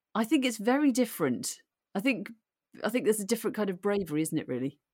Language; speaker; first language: English; native; English